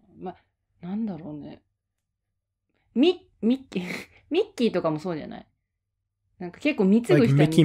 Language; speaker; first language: Japanese; native; Japanese